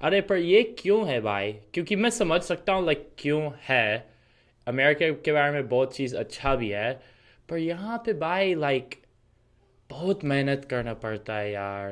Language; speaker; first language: Hindi; non-native, fluent; English